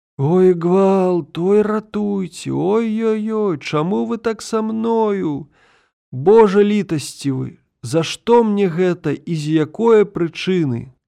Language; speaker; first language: Belarusian; native; Belarusian